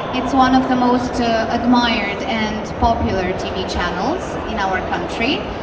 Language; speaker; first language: English; non-native, fluent; Romanian